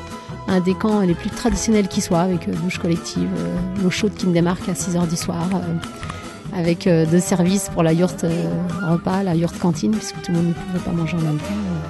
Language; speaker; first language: French; native; French